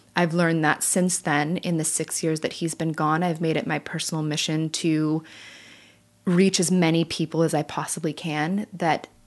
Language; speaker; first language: English; native; English